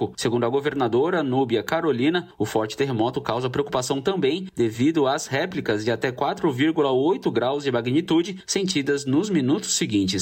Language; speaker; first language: Portuguese; native; Portuguese